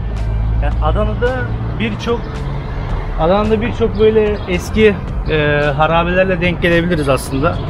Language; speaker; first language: Turkish; native; Turkish